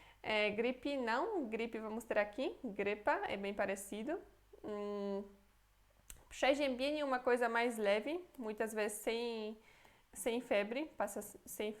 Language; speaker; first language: Portuguese; non-native, fluent; Polish